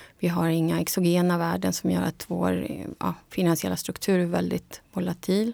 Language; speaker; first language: Swedish; non-native, fluent; Spanish